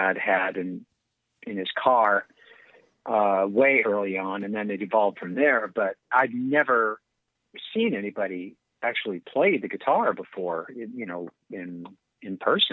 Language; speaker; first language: English; native; English